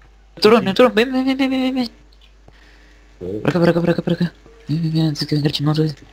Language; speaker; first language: Spanish; native; Spanish